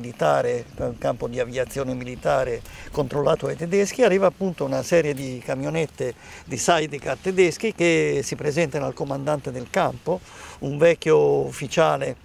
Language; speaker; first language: Italian; native; Italian